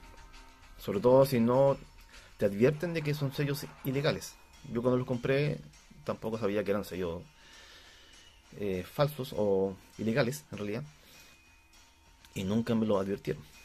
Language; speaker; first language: Spanish; native; Spanish